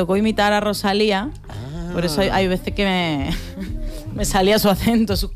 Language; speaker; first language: Spanish; native; Spanish